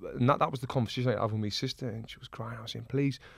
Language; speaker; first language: English; native; English